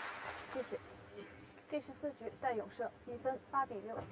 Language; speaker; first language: Chinese; native; Chinese